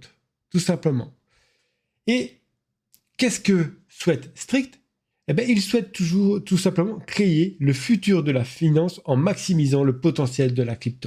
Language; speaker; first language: French; native; French